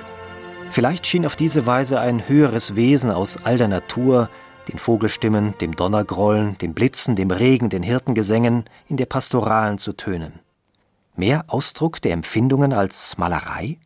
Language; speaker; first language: German; native; German